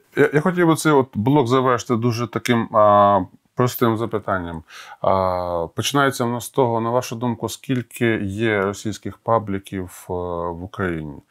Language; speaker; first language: Ukrainian; native; Ukrainian